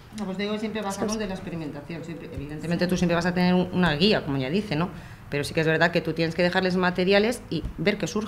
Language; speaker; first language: Spanish; native; Spanish